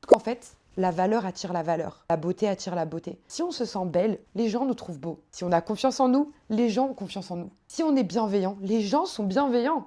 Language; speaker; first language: French; native; French